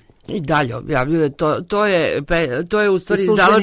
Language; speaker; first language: Serbian; native; Serbian